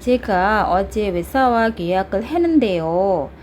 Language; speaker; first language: Korean; non-native, fluent; Indonesian